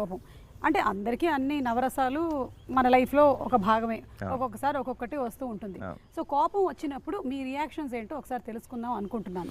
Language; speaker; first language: Telugu; native; Telugu